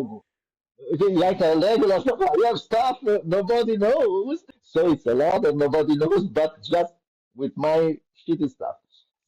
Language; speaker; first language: English; non-native, learner; Italian